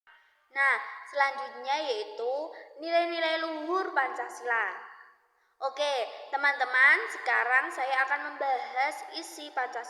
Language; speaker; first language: Indonesian; native; Indonesian